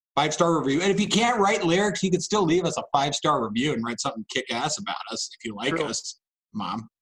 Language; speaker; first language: English; native; English